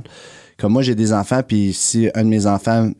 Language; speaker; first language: French; native; French